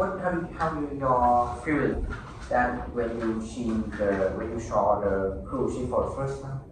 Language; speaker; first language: English; non-native, learner; Vietnamese